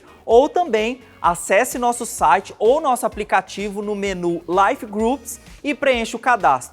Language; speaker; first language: Portuguese; native; Portuguese